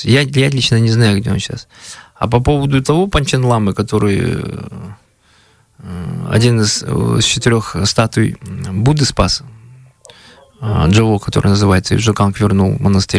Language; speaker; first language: Russian; native; Russian